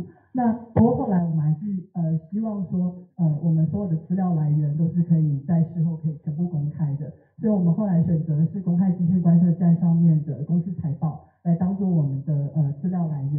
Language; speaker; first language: Chinese; native; Chinese